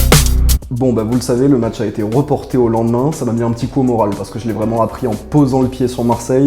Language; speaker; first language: French; native; French